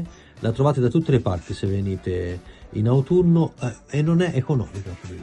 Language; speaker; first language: Italian; native; Italian